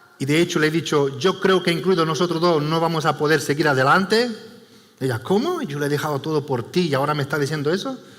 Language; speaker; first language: Spanish; non-native, fluent; Romanian